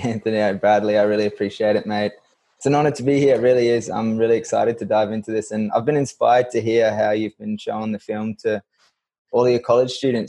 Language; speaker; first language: English; native; English